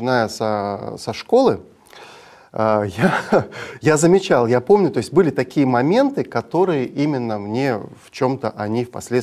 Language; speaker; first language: Russian; native; Russian